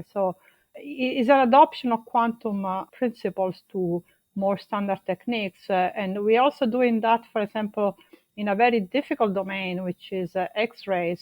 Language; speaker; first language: English; non-native, fluent; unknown